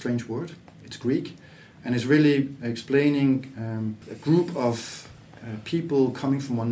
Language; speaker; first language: English; non-native, fluent; Danish